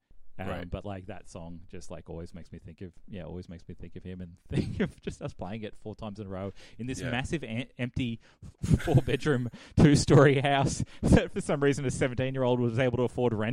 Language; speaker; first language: English; native; English